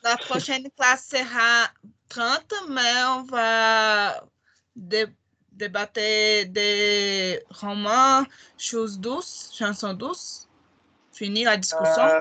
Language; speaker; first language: French; non-native, learner; Portuguese